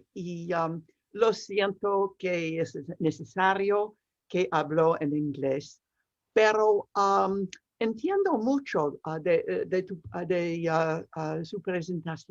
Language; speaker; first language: Spanish; non-native, learner; English